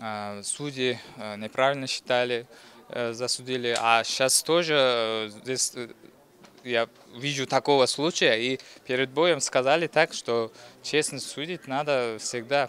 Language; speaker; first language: Russian; non-native, learner; Uzbek